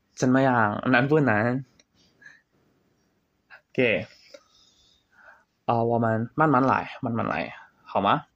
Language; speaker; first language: Chinese; non-native, learner; Indonesian